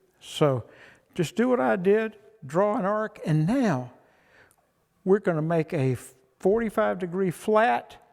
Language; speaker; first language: English; native; English